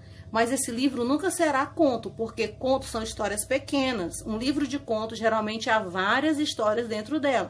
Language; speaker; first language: Portuguese; native; Portuguese